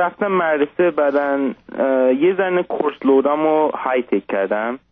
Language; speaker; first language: Persian; early bilingual, heritage; Persian